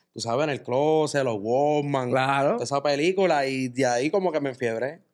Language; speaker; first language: Spanish; native; Spanish